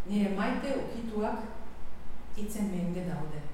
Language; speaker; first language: Basque; non-native, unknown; Slovenian